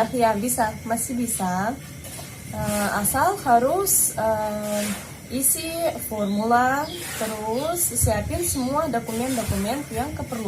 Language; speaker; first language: Indonesian; non-native, fluent; Russian